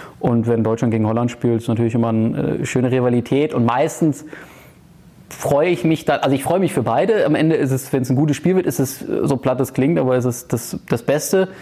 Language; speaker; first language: German; early bilingual, heritage; German